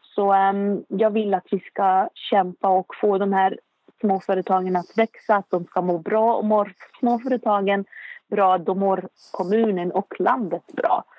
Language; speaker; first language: Swedish; non-native, fluent; Arabic